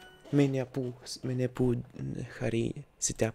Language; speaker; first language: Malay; non-native, learner; Russian